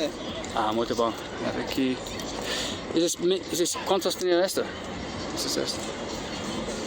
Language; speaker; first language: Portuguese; non-native, learner; English